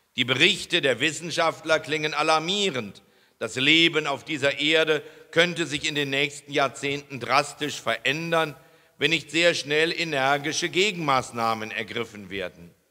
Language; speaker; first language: German; native; German